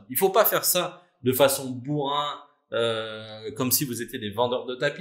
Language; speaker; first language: French; native; French